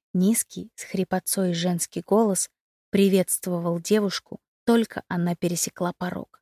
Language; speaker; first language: Russian; native; Russian